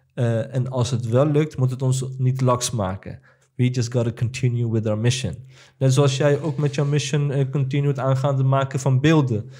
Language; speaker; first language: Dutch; early bilingual, other home language; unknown